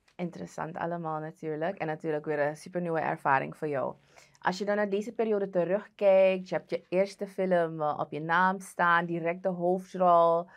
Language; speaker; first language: Dutch; native; Dutch